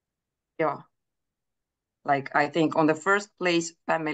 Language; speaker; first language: English; non-native, fluent; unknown